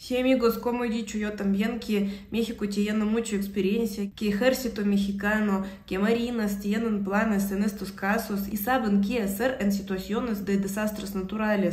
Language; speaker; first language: Spanish; non-native, fluent; Russian